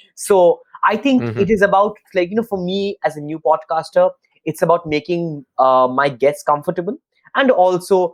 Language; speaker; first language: English; non-native, local second language; Bangla